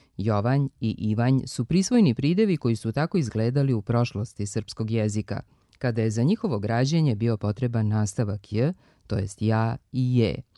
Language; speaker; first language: Serbian; native; Serbian